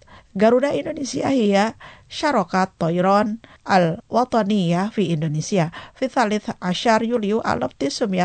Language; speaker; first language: Arabic; non-native, fluent; Indonesian